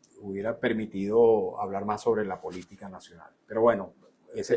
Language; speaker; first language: Spanish; native; Spanish